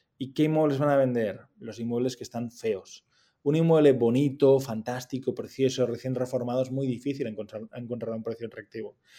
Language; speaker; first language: Spanish; native; Spanish